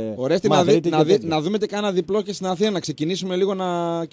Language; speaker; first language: Greek; native; Greek